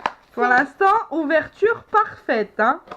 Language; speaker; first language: French; native; French